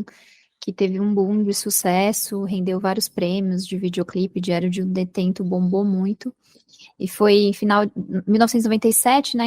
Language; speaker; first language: Portuguese; native; Portuguese